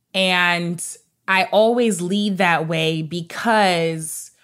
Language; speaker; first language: English; native; English